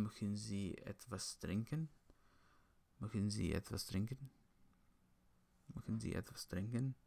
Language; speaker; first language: German; non-native, learner; English